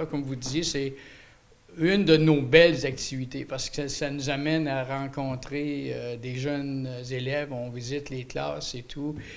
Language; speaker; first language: French; native; French